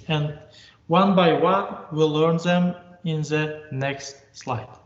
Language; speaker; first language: English; non-native, fluent; Uzbek